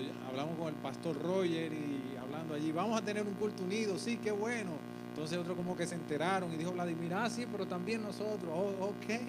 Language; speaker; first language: Spanish; native; Spanish